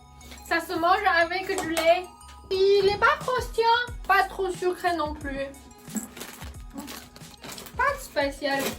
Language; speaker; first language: French; non-native, learner; Chinese